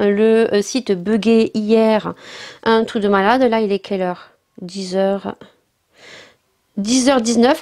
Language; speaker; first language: French; native; French